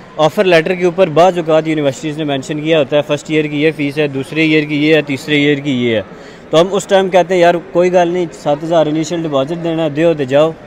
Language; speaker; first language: Urdu; non-native, local second language; Punjabi